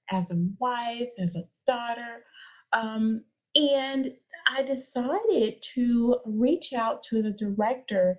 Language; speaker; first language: English; native; English